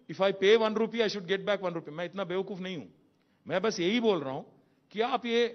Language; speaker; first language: Hindi; non-native, local second language; Telugu